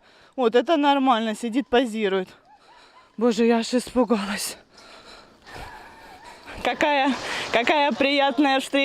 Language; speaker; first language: Russian; native; Russian